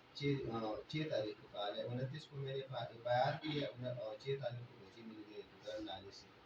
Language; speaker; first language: Urdu; non-native, local second language; Pashto